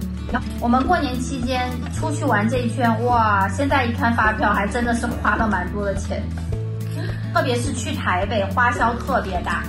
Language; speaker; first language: Chinese; native; Chinese